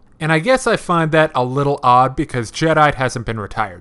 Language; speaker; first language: English; native; English